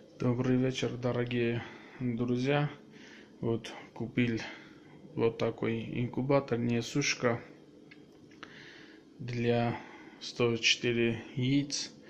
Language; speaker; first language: Russian; non-native, local second language; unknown